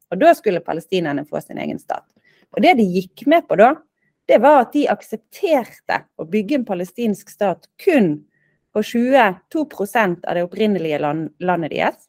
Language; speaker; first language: Norwegian; native; Norwegian